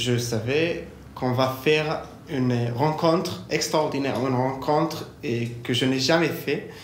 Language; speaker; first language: French; non-native, fluent; Hebrew